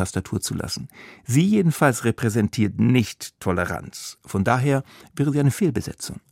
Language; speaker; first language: German; native; German